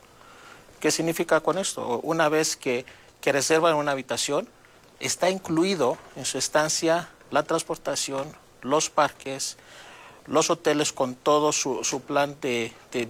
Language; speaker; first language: Spanish; non-native, fluent; Greek